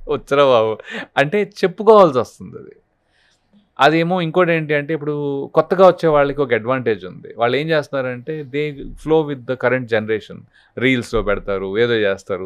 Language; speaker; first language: Telugu; native; Telugu